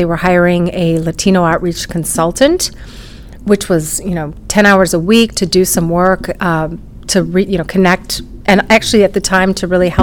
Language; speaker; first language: English; native; English